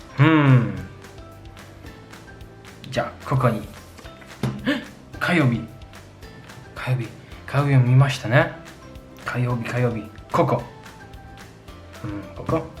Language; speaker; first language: Japanese; non-native, fluent; Polish